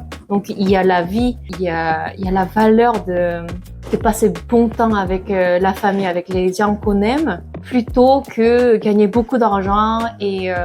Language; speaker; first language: French; non-native, fluent; Korean